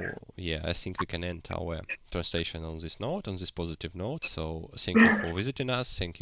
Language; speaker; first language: English; non-native, learner; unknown